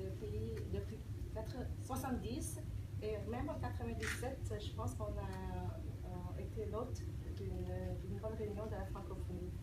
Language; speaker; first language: French; early bilingual, other home language; Vietnamese